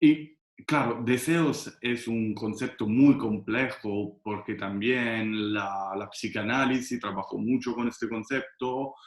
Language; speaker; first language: Spanish; non-native, fluent; Italian